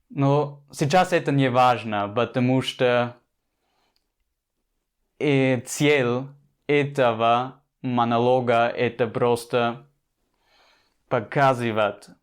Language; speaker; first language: Russian; non-native, learner; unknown